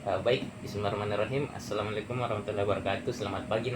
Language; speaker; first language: Indonesian; native; Indonesian